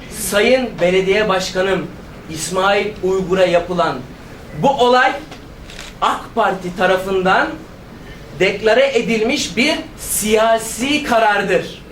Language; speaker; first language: Turkish; native; Turkish